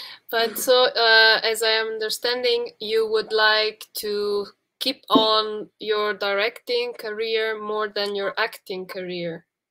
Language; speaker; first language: English; non-native, fluent; Italian